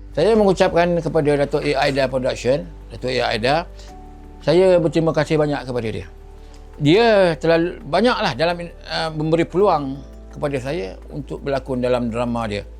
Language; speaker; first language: Malay; native; Malay